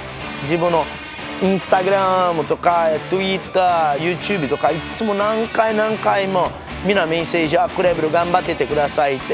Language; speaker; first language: Japanese; non-native, learner; Portuguese